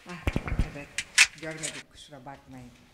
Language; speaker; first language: Turkish; non-native, fluent; Greek